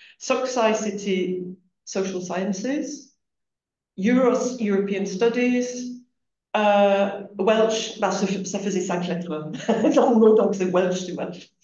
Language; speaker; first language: French; non-native, fluent; English